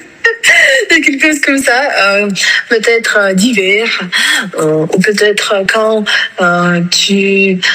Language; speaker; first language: French; non-native, fluent; Russian